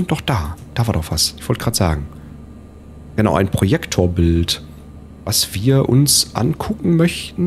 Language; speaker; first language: German; native; German